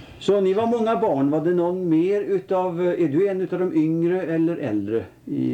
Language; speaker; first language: Swedish; native; Swedish